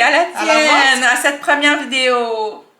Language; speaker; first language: French; native; French